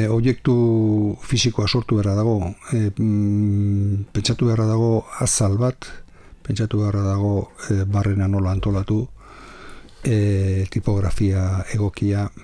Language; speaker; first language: Basque; non-native, local second language; Spanish